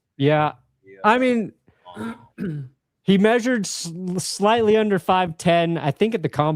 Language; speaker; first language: English; native; English